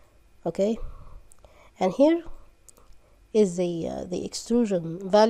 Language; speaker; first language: English; non-native, fluent; Arabic